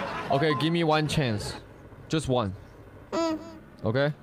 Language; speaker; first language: English; non-native, learner; Chinese